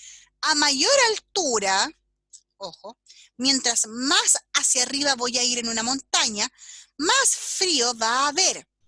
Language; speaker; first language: Spanish; native; Spanish